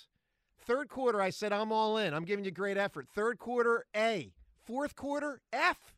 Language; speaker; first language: English; native; English